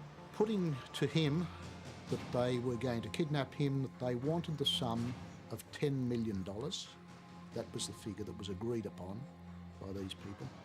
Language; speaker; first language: English; native; English